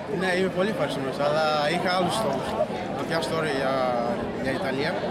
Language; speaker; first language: Greek; early bilingual, other home language; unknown